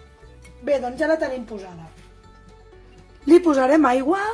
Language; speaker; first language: Catalan; native; Catalan